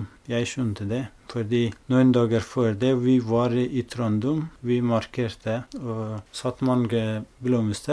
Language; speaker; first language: Norwegian; non-native, fluent; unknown